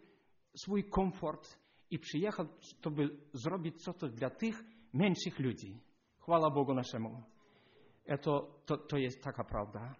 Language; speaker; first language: Polish; non-native, learner; Ukrainian